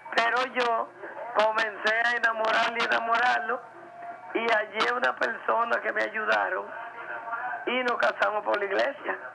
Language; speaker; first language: Spanish; native; Spanish